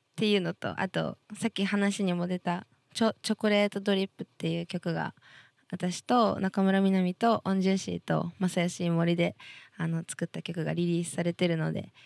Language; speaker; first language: Japanese; native; Japanese